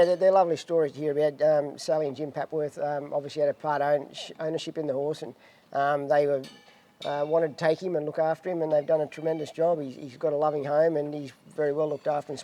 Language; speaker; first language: English; native; English